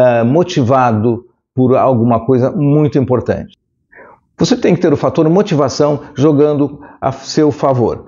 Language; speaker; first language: Portuguese; native; Portuguese